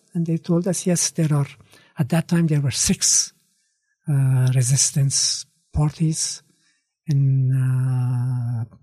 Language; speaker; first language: English; non-native, fluent; Persian